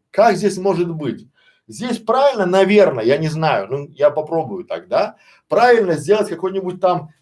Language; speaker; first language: Russian; native; Russian